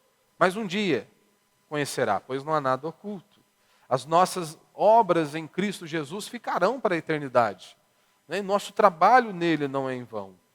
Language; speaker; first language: Portuguese; native; Portuguese